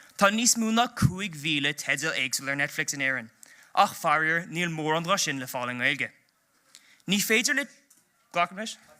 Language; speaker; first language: Irish; native; Irish